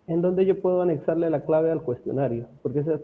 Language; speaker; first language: Spanish; native; Spanish